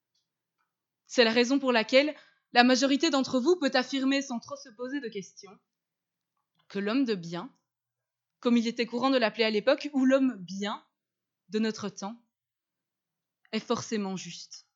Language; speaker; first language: French; native; French